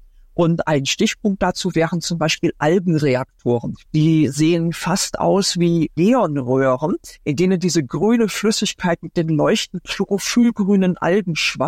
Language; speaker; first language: German; native; German